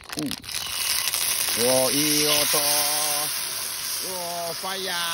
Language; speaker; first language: Japanese; native; Japanese